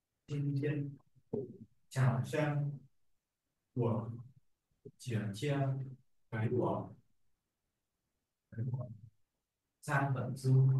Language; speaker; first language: Chinese; non-native, learner; Vietnamese